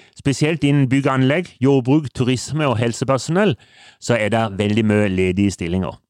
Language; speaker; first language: Norwegian; native; Norwegian